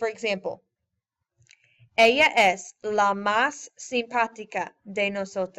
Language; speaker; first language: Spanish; non-native, fluent; English